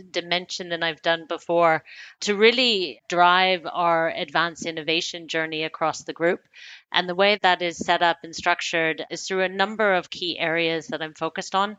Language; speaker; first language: English; native; English